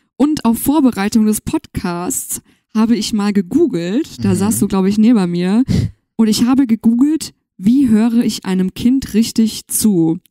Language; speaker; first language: German; native; German